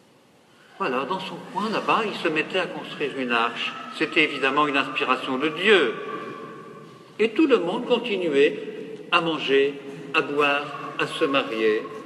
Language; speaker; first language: French; native; French